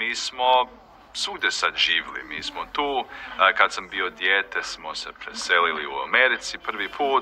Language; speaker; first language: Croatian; early bilingual, heritage; Croatian